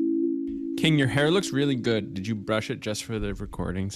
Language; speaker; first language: English; native; English